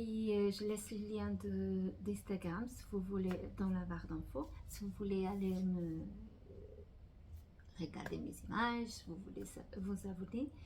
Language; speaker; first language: French; non-native, fluent; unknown